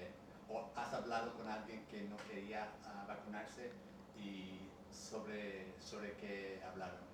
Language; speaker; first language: Spanish; early bilingual, heritage; English